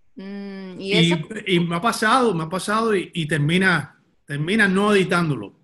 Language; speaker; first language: Spanish; early bilingual, heritage; Spanish